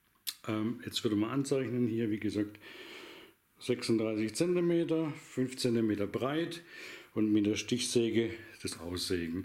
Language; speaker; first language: German; native; German